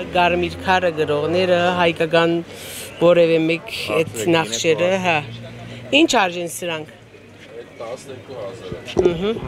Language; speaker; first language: Armenian; early bilingual, heritage; Armenian